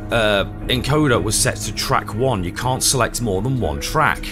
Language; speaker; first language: English; native; English